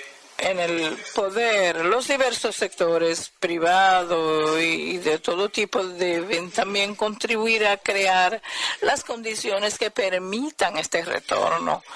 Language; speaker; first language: Spanish; non-native, fluent; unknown